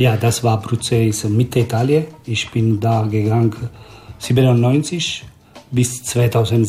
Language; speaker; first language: German; non-native, learner; Italian